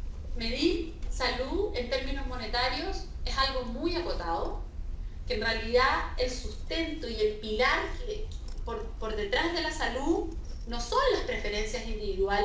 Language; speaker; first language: Spanish; native; Spanish